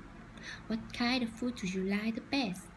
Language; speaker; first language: English; non-native, learner; Vietnamese